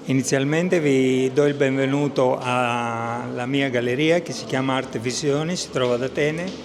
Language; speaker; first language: Italian; non-native, fluent; Greek